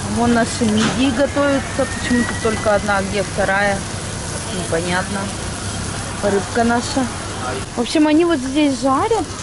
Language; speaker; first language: Russian; native; Russian